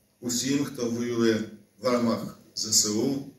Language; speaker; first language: Ukrainian; non-native, fluent; Polish